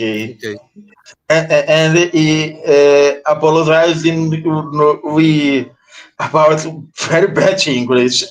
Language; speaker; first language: English; non-native, learner; Portuguese